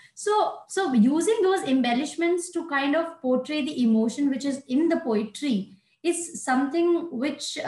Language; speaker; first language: English; non-native, local second language; Hindi